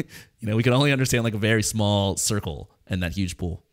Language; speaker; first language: English; native; English